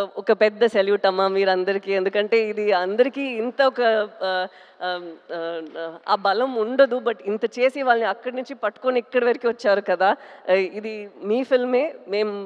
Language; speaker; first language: Telugu; non-native, fluent; Tamil